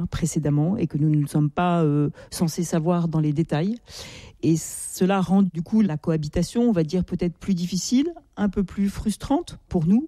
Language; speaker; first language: French; native; French